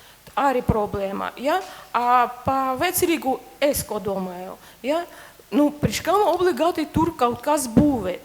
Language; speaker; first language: Latvian; non-native, local second language; Russian